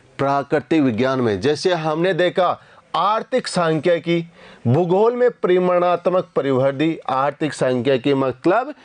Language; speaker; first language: Hindi; native; Hindi